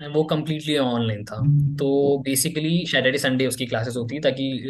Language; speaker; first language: Hindi; native; Hindi